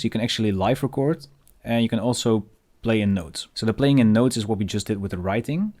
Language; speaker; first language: English; non-native, fluent; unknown